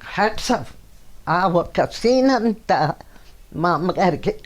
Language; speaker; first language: Telugu; non-native, local second language; Kannada